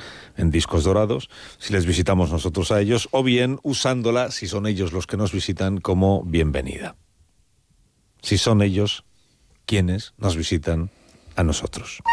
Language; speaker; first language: Spanish; native; Spanish